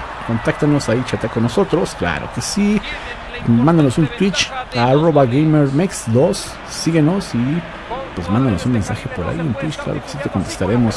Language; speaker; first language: Spanish; native; Spanish